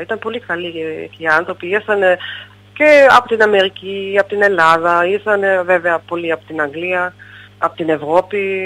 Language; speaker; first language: Greek; non-native, fluent; German